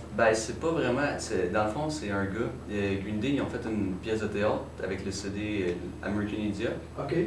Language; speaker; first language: French; native; French